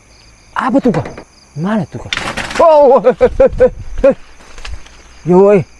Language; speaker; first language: Malay; native; Malay